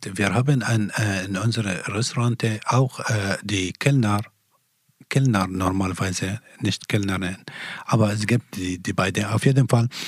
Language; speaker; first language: German; non-native, learner; Persian